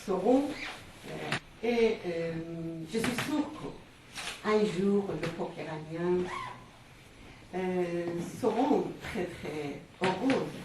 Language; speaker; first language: French; non-native, fluent; Persian